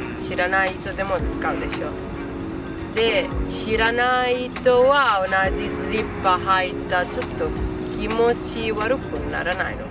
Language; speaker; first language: Japanese; non-native, fluent; Italian